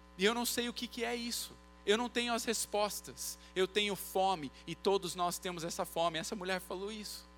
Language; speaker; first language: Portuguese; early bilingual, other home language; English